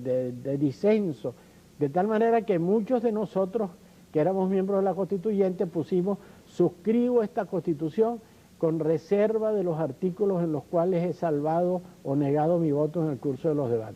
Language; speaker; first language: Spanish; native; Spanish